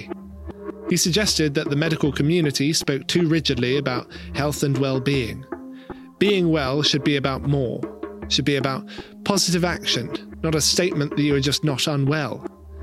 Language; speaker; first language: English; native; English